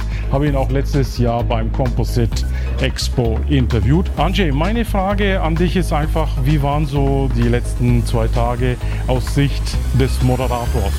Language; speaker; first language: German; native; German